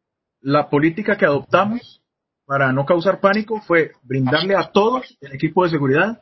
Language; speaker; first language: Spanish; native; Spanish